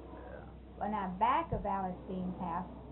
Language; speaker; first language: English; native; English